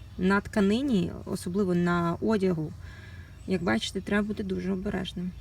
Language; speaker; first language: Ukrainian; native; Ukrainian